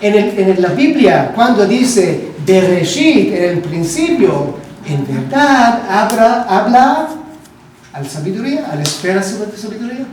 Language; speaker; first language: Spanish; non-native, learner; Hebrew